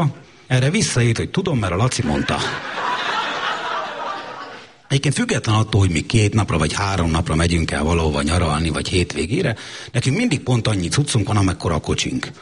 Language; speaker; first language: Hungarian; native; Hungarian